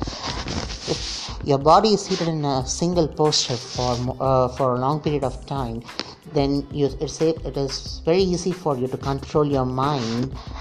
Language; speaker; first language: English; non-native, local second language; Tamil